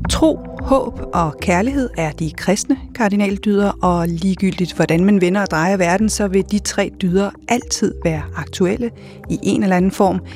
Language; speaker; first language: Danish; native; Danish